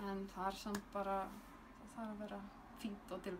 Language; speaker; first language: Icelandic; non-native, learner; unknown